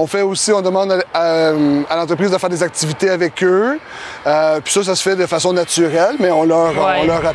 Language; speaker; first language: French; native; French